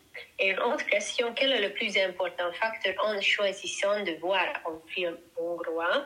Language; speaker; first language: French; non-native, learner; Hungarian